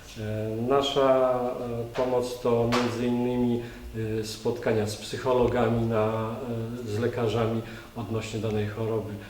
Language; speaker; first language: Polish; native; Polish